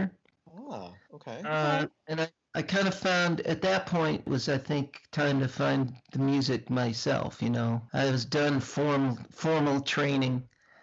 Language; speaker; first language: English; native; English